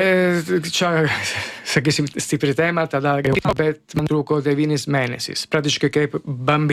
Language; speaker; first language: Lithuanian; non-native, learner; Italian